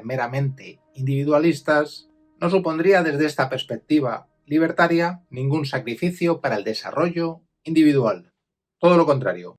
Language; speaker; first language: Spanish; native; Spanish